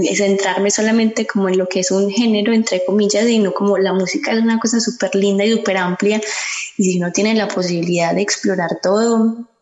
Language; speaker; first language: Spanish; early bilingual, heritage; Spanish